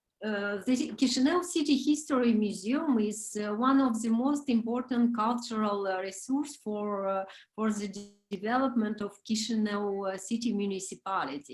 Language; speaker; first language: English; non-native, learner; Romanian